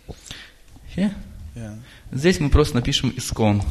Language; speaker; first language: Russian; native; Russian